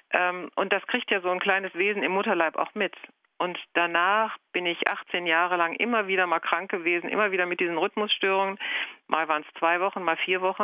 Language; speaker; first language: German; native; German